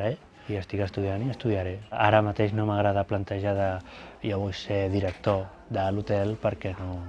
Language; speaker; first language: Catalan; early bilingual, other home language; Filipino